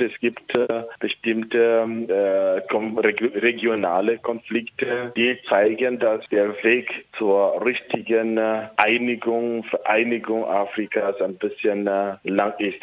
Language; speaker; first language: German; non-native, local second language; French